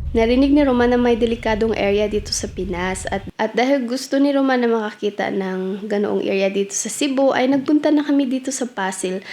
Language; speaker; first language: Filipino; native; Filipino